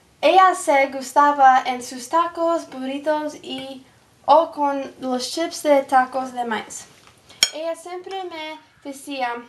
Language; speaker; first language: Spanish; non-native, learner; English